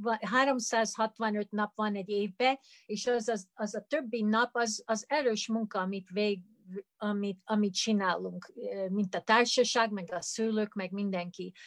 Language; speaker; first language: Hungarian; early bilingual, heritage; Hungarian